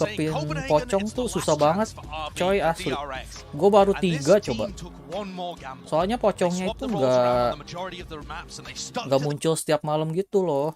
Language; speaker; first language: Indonesian; native; Indonesian